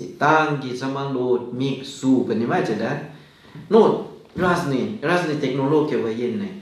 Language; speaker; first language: Russian; non-native, fluent; Thai